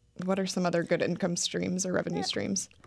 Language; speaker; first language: English; native; English